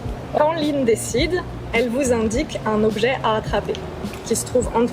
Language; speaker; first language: French; native; French